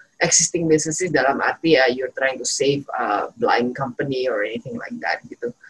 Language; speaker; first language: English; non-native, fluent; Indonesian